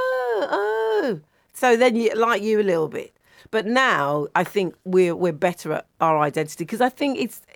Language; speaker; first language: English; native; English